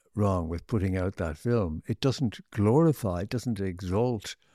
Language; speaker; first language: English; native; English